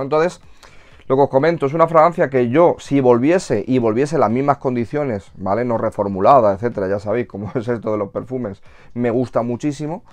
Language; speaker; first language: Spanish; native; Spanish